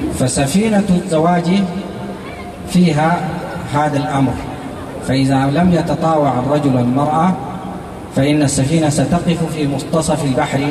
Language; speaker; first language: Arabic; native; Arabic